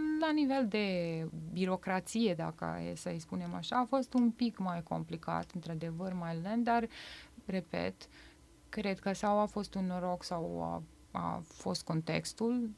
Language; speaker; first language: Romanian; non-native, fluent; Bosnian